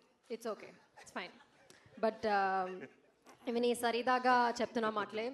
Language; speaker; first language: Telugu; non-native, learner; Malayalam